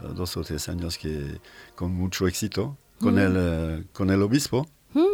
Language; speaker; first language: Spanish; non-native, fluent; French